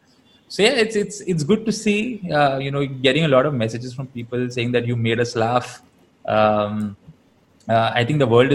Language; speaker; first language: English; non-native, local second language; Malayalam